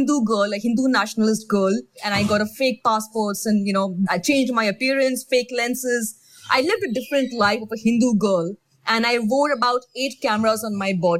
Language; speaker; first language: English; non-native, local second language; Urdu